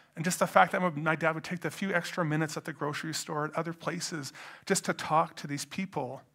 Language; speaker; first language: English; native; English